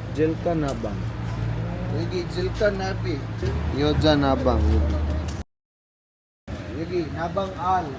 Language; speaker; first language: Korean; non-native, learner; Cebuano